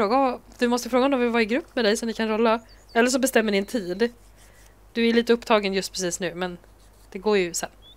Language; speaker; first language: Swedish; native; Swedish